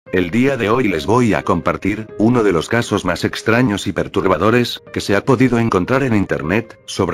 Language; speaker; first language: Spanish; native; Spanish